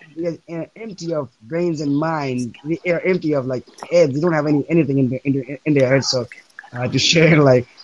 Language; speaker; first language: English; non-native, fluent; Persian